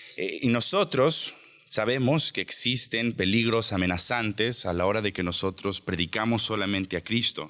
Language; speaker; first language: Spanish; native; Spanish